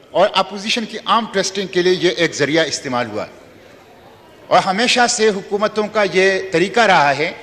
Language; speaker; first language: Urdu; non-native, local second language; Pashto